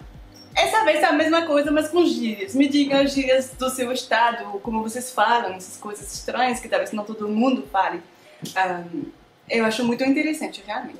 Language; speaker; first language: Portuguese; non-native, fluent; French